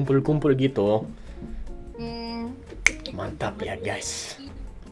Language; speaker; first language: Indonesian; non-native, fluent; English